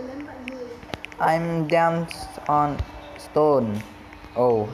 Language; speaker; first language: English; non-native, learner; Indonesian